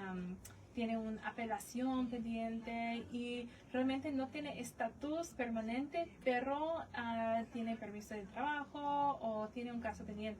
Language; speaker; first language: Spanish; non-native, fluent; English